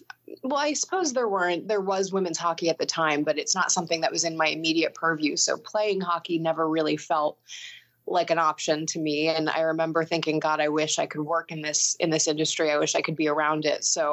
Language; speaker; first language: English; native; English